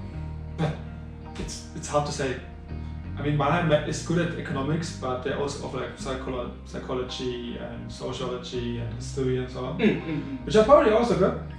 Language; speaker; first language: English; non-native, fluent; German